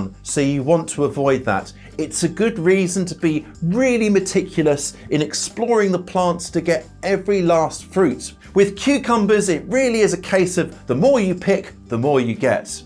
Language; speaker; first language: English; native; English